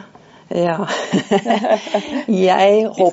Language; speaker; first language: Norwegian; non-native, fluent; English